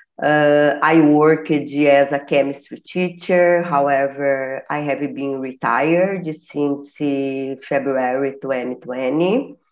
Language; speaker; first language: English; non-native, learner; Portuguese